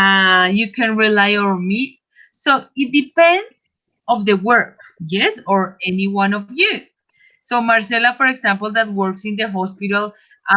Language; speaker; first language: English; non-native, fluent; Spanish